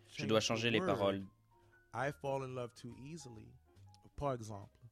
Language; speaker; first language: French; non-native, fluent; English